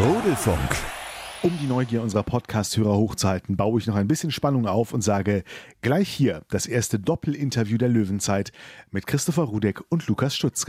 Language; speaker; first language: German; native; German